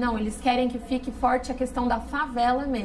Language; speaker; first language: Portuguese; native; Portuguese